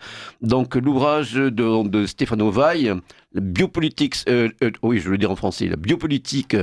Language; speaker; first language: French; native; French